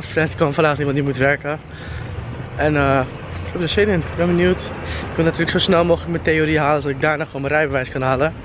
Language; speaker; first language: Dutch; native; Dutch